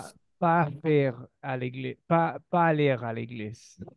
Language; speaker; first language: French; non-native, learner; Spanish